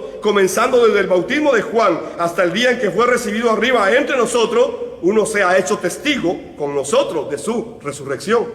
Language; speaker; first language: Spanish; native; Spanish